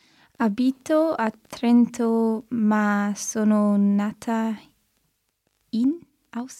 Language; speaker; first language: Italian; non-native, learner; English